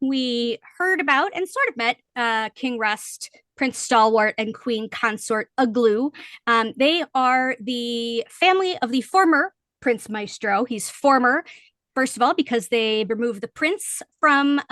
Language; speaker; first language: English; native; English